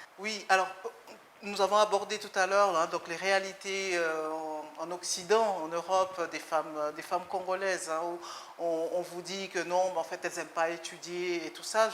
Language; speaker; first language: French; early bilingual, other home language; Lingala